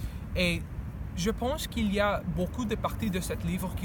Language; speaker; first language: French; non-native, learner; English